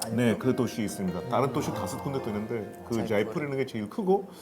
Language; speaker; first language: Korean; non-native, fluent; Hindi